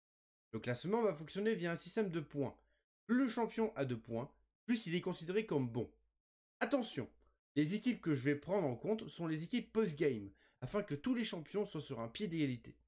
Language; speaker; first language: French; native; French